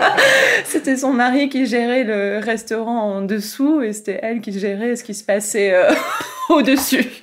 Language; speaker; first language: French; non-native, fluent; English